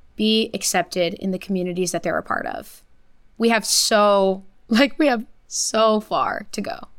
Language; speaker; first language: English; early bilingual, other home language; Portuguese